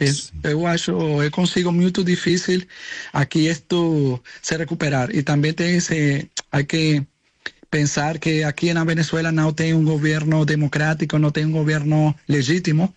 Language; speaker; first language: Portuguese; non-native, learner; Spanish